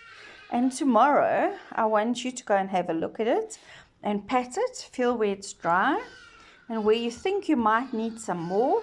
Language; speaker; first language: English; native; English